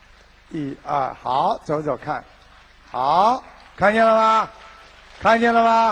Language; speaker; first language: Chinese; native; Chinese